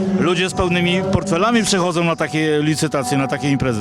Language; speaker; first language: Polish; native; Polish